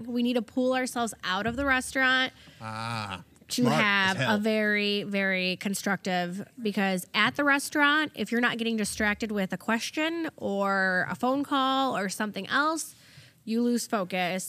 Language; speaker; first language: English; early bilingual, other home language; German